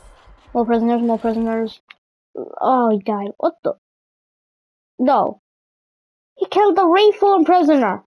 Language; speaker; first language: English; native; English